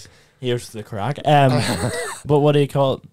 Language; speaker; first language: English; native; English